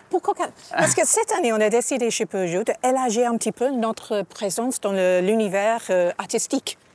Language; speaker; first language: French; non-native, fluent; English